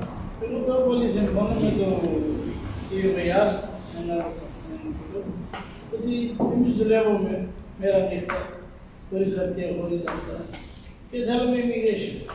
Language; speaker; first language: Greek; non-native, learner; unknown